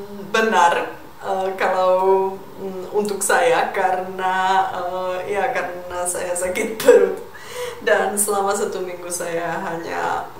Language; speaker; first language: Indonesian; non-native, fluent; Czech